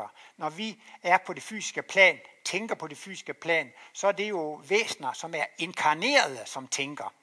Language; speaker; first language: Danish; native; Danish